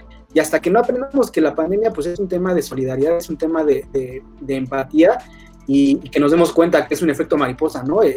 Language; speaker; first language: Spanish; native; Spanish